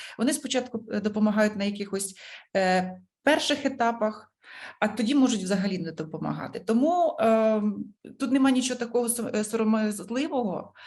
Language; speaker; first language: Ukrainian; native; Ukrainian